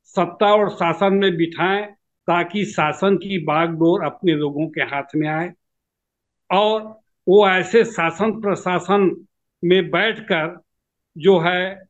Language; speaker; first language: Hindi; native; Hindi